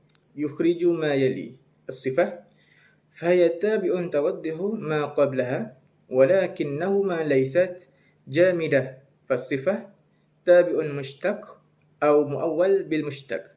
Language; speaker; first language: Arabic; non-native, learner; Malay